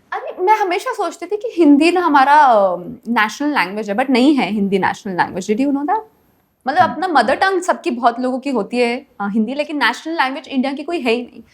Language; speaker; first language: Hindi; native; Hindi